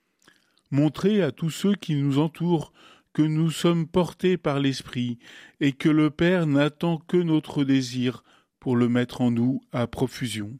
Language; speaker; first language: French; native; French